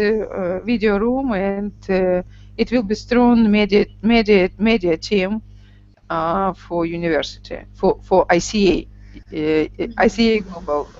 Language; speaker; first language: English; non-native, learner; Russian